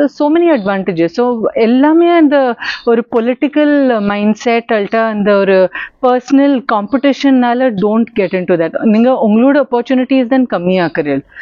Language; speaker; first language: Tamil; early bilingual, heritage; Tamil